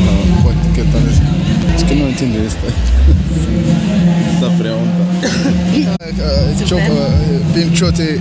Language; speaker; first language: Spanish; non-native, learner; Arabic